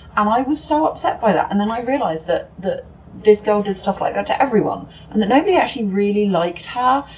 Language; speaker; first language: English; native; English